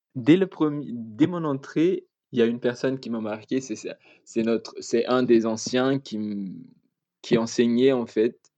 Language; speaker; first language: French; non-native, local second language; Malagasy